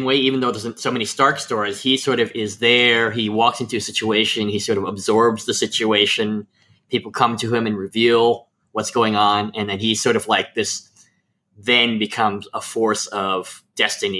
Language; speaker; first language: English; native; English